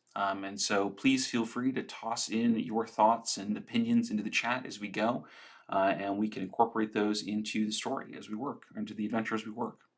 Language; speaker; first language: English; native; English